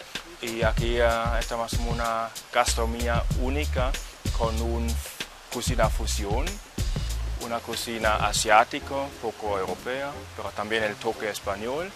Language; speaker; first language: Spanish; non-native, fluent; German